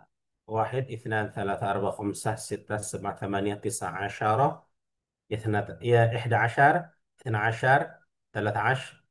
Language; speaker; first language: Arabic; non-native, fluent; Indonesian